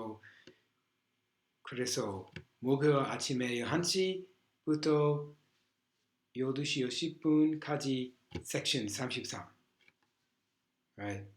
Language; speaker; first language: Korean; non-native, learner; English